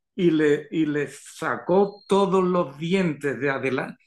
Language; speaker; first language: Spanish; native; Spanish